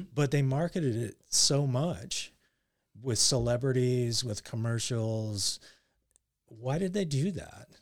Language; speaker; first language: English; native; English